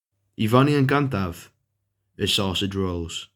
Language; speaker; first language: Welsh; non-native, local second language; English